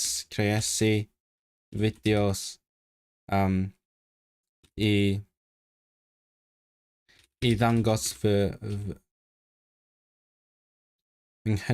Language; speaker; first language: Welsh; non-native, learner; Cantonese